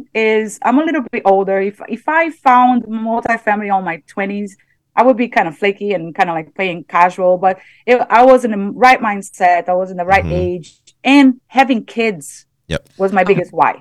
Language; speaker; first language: English; non-native, fluent; Portuguese